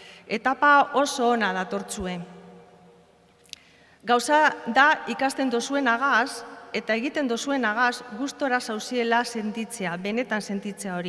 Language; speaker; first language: Basque; native; Basque